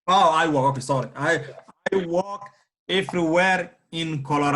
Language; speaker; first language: English; non-native, learner; Somali